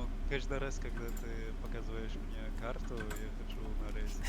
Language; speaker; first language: Russian; non-native, learner; English